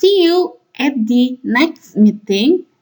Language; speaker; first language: English; non-native, learner; Indonesian